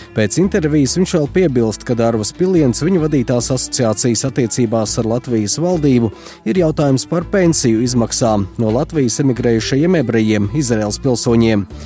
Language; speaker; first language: Latvian; native; Latvian